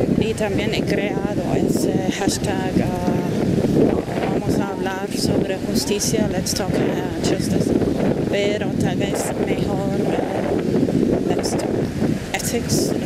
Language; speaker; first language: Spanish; non-native, fluent; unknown